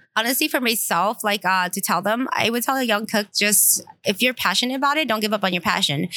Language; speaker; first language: English; native; English